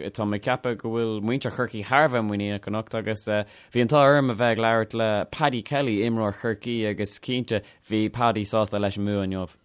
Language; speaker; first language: Irish; non-native, local second language; English